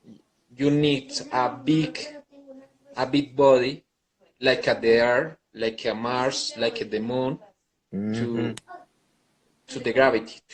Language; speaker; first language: English; non-native, learner; Spanish